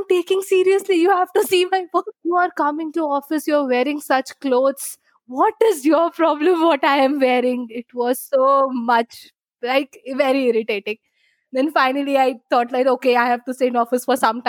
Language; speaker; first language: English; non-native, local second language; Bangla